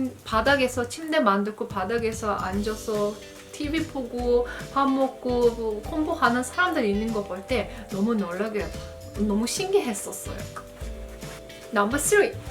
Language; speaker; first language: Korean; non-native, fluent; Azerbaijani